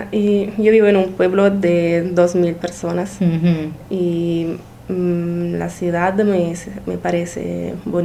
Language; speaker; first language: Spanish; non-native, learner; Italian